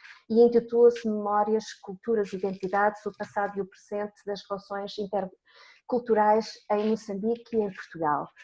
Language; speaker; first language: Portuguese; native; Portuguese